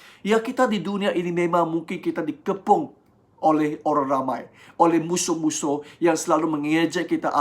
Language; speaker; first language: Malay; non-native, local second language; Chinese